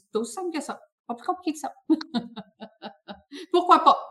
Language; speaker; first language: French; native; French